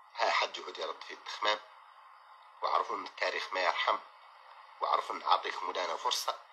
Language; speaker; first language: Arabic; native; Arabic